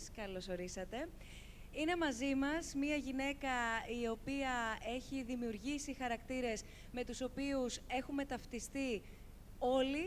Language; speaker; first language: Greek; native; Greek